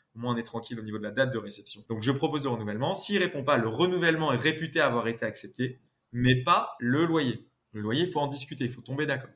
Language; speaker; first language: French; native; French